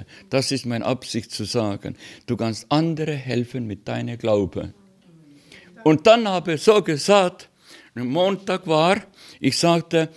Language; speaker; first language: German; non-native, learner; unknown